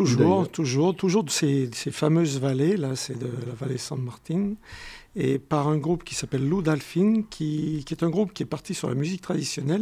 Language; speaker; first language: French; native; French